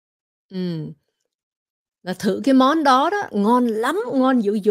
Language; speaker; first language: Vietnamese; early bilingual, heritage; Vietnamese